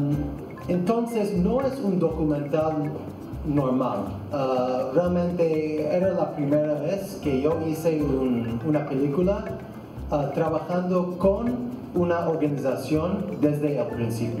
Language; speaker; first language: Spanish; non-native, fluent; English